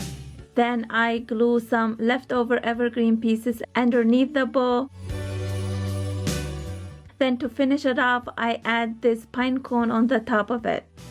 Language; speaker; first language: English; non-native, fluent; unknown